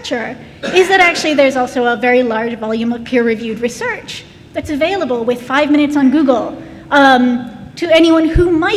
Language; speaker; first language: English; native; English